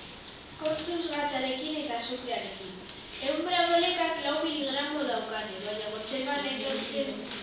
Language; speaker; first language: Basque; non-native, local second language; Spanish